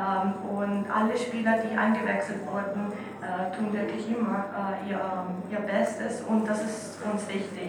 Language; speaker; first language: German; non-native, fluent; Italian